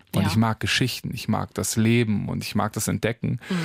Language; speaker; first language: German; native; German